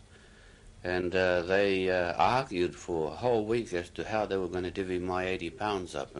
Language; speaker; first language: English; native; English